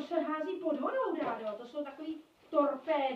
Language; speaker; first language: Czech; native; Czech